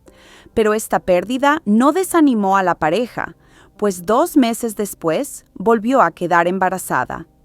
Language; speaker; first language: Spanish; native; Spanish